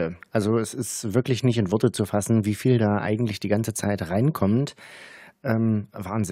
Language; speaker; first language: German; native; German